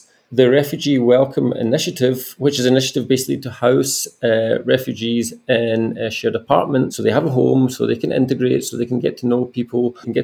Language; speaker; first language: English; native; English